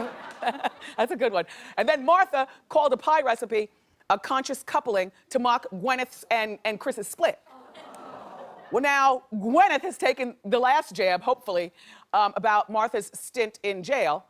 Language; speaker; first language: English; native; English